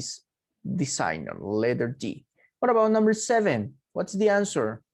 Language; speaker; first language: English; non-native, fluent; Spanish